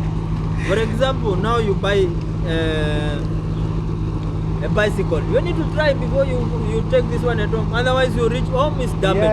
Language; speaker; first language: English; non-native, learner; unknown